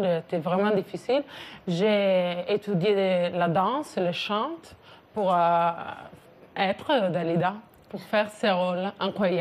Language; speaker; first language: French; non-native, learner; Italian